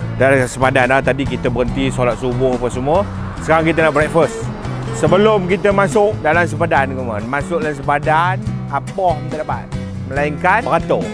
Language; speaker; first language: Malay; native; Malay